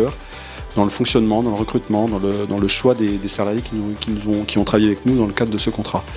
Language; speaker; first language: French; native; French